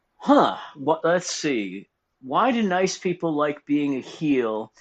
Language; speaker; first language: English; native; English